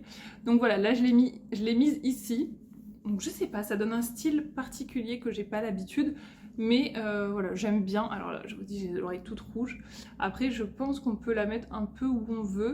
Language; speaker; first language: French; native; French